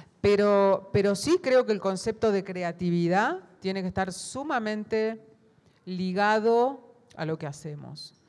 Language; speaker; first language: Spanish; native; Spanish